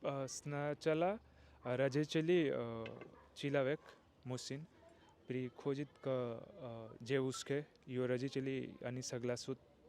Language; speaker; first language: Russian; non-native, learner; Hindi